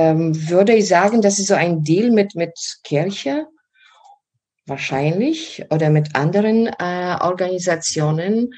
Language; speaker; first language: German; non-native, fluent; Polish